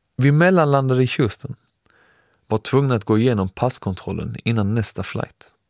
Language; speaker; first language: Swedish; early bilingual, other home language; Persian